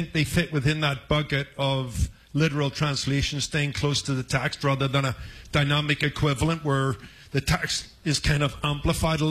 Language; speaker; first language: English; native; English